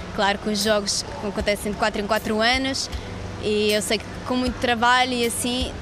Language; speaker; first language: Portuguese; early bilingual, other home language; Russian